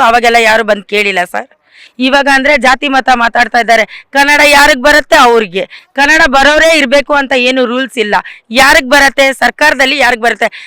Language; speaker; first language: Kannada; non-native, local second language; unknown